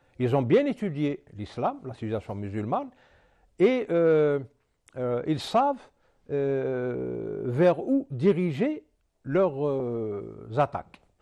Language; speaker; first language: French; non-native, local second language; Arabic